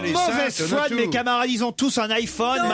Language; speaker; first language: French; native; French